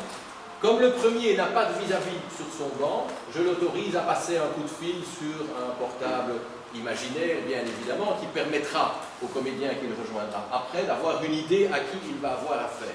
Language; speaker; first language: French; native; French